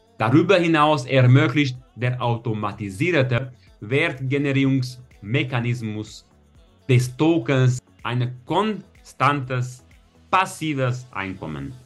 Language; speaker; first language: German; non-native, fluent; Hungarian